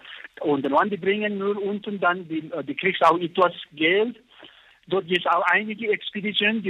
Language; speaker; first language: German; non-native, learner; Nepali